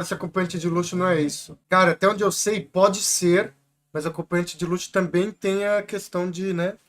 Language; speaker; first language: Portuguese; native; Portuguese